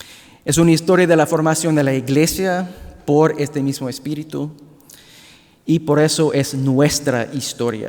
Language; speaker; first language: Spanish; non-native, fluent; English